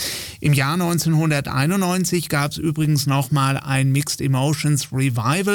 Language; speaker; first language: German; native; German